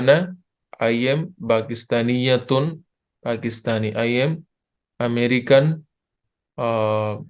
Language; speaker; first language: English; non-native, fluent; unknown